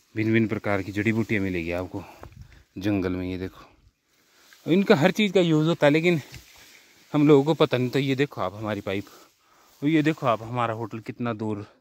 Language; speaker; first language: Hindi; native; Hindi